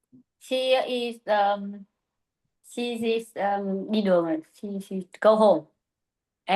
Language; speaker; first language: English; non-native, learner; Vietnamese